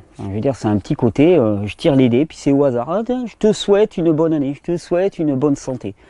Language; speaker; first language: French; native; French